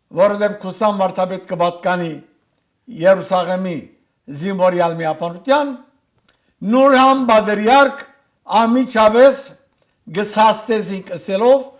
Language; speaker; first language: Armenian; native; Armenian